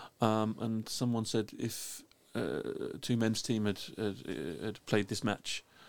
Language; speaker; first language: English; native; English